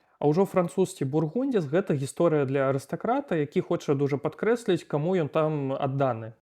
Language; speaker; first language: Belarusian; native; Belarusian